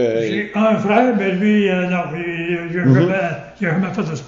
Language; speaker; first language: French; native; French